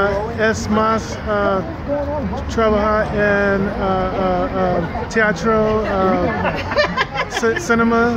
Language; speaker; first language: Spanish; non-native, learner; English